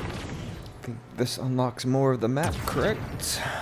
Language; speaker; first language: English; native; English